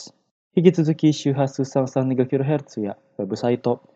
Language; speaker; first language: Japanese; non-native, fluent; Indonesian